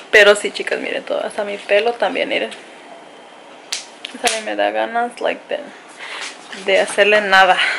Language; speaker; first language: Spanish; early bilingual, heritage; Spanish